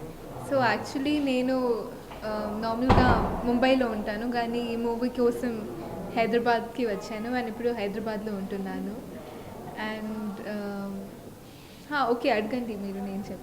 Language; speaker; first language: Telugu; non-native, local second language; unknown